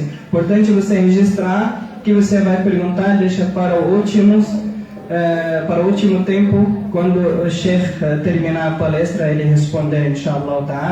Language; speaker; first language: Portuguese; non-native, fluent; Arabic